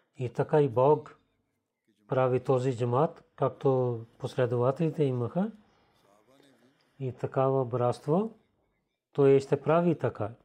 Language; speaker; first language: Bulgarian; non-native, learner; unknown